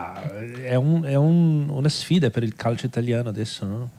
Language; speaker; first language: Italian; non-native, fluent; Portuguese